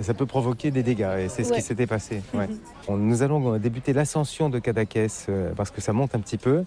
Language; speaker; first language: French; native; French